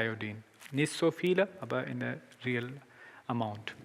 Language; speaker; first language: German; non-native, learner; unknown